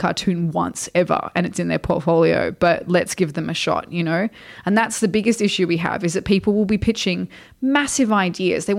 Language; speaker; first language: English; native; English